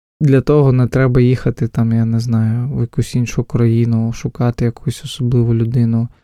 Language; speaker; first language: Ukrainian; non-native, local second language; Russian